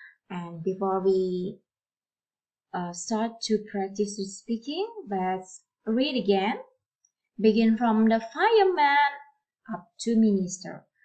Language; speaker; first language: English; non-native, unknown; Indonesian